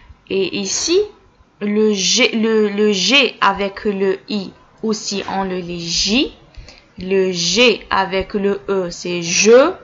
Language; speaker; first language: French; non-native, local second language; Arabic